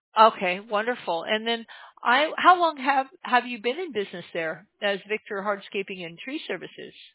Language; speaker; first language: English; native; English